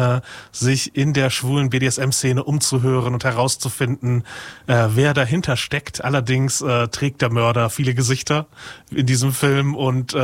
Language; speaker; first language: German; native; German